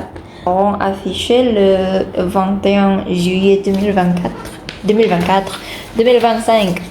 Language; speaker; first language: French; non-native, learner; Indonesian